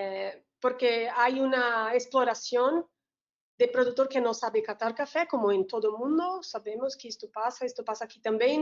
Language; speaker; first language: Spanish; non-native, learner; Portuguese